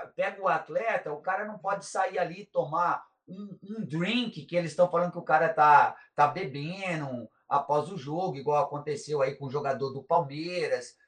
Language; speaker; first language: Portuguese; native; Portuguese